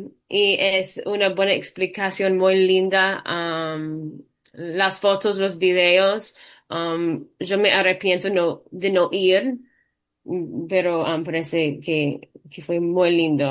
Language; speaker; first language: Spanish; early bilingual, heritage; Spanish